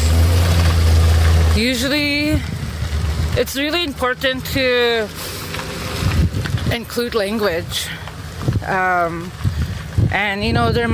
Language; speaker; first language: English; native; English